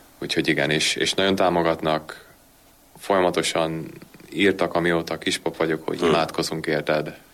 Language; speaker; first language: Hungarian; early bilingual, heritage; Hungarian